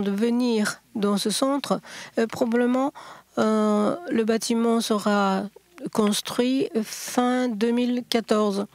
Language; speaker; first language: French; non-native, learner; Japanese